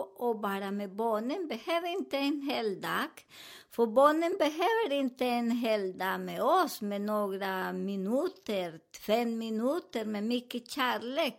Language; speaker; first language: Swedish; non-native, learner; Spanish